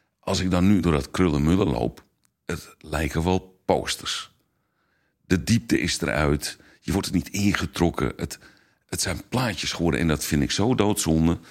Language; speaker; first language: Dutch; native; Dutch